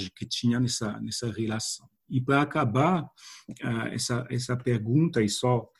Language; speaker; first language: Portuguese; non-native, fluent; French